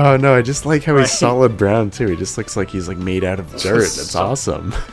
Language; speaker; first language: English; native; English